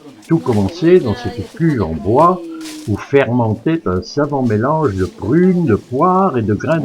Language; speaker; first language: French; native; French